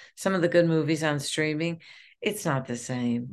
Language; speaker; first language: English; native; English